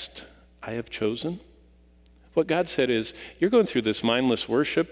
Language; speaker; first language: English; native; English